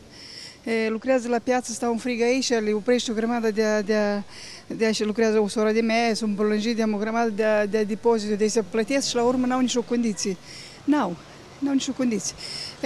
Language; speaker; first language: Romanian; native; Romanian